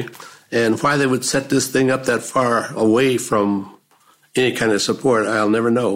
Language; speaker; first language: English; native; English